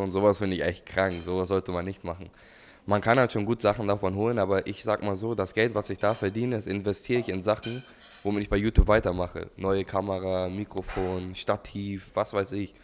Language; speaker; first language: German; native; German